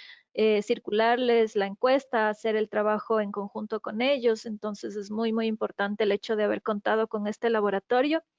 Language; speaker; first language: Spanish; native; Spanish